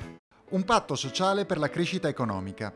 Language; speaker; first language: Italian; native; Italian